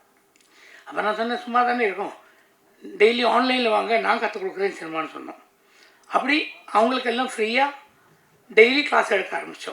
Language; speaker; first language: Tamil; non-native, local second language; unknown